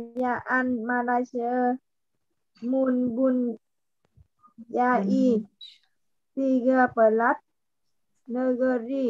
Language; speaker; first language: Indonesian; non-native, learner; Vietnamese